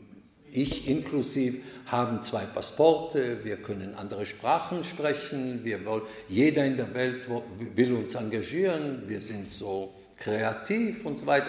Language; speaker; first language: German; non-native, fluent; Hebrew